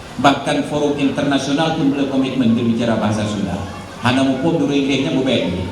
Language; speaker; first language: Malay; non-native, local second language; Achinese